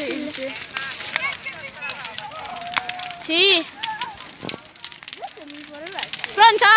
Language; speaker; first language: Italian; native; Italian